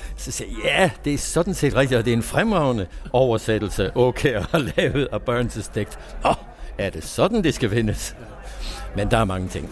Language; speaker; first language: Danish; non-native, fluent; English